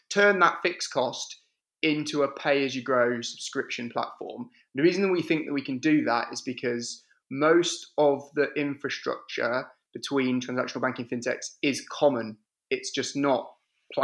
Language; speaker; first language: English; native; English